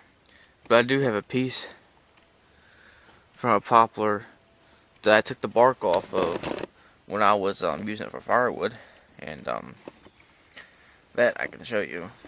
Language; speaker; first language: English; native; English